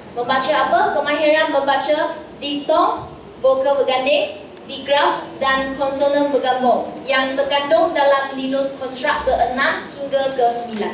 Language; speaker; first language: Malay; non-native, local second language; Chinese